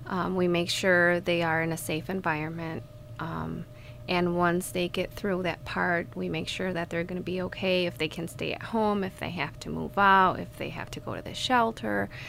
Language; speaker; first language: English; early bilingual, other home language; Spanish